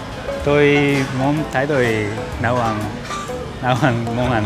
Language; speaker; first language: Vietnamese; non-native, learner; Japanese